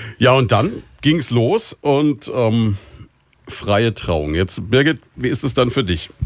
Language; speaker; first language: German; native; German